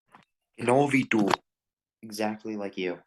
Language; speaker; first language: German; non-native, learner; English